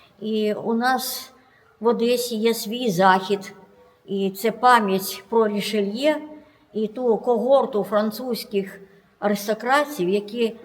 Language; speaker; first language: Ukrainian; non-native, local second language; Russian